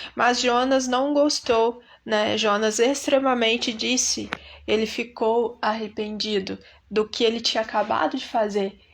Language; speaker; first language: Portuguese; native; Portuguese